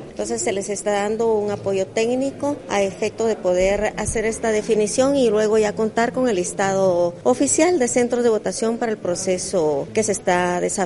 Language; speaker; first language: Spanish; native; Spanish